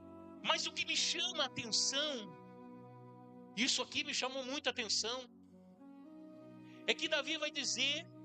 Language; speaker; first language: Portuguese; native; Portuguese